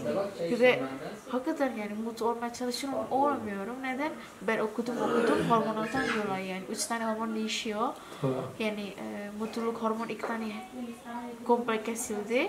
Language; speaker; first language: Turkish; non-native, learner; Indonesian